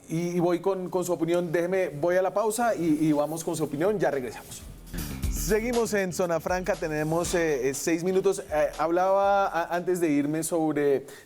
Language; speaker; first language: Spanish; native; Spanish